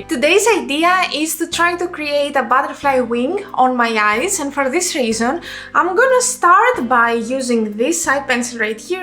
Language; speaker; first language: English; non-native, fluent; Greek